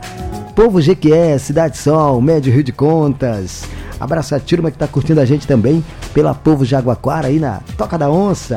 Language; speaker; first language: Portuguese; native; Portuguese